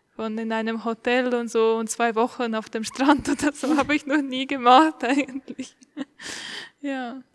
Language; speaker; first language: German; non-native, fluent; Estonian